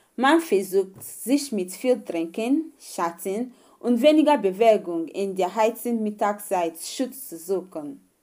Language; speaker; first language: German; non-native, fluent; Igbo